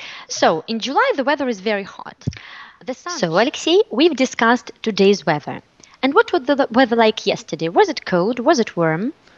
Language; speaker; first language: English; non-native, fluent; Russian